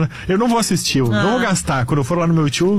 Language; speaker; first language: Portuguese; native; Portuguese